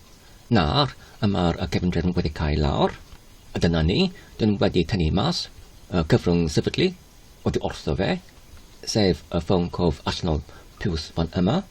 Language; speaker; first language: Welsh; non-native, learner; Polish